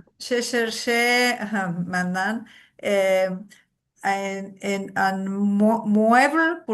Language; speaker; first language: French; non-native, learner; Spanish